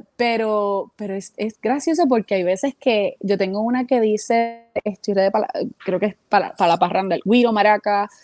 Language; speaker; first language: Spanish; native; Spanish